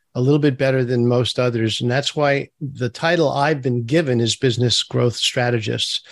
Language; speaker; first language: English; early bilingual, other home language; Turkish